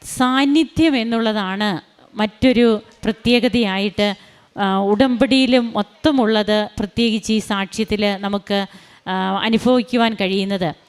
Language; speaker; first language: Malayalam; native; Malayalam